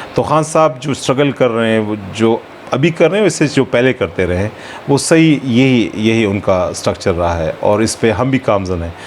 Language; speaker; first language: Urdu; non-native, local second language; Pashto